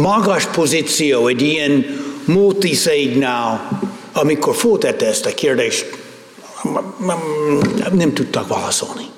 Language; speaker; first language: Hungarian; non-native, fluent; English